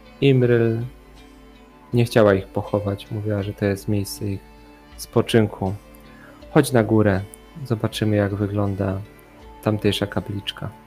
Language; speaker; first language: Polish; native; Polish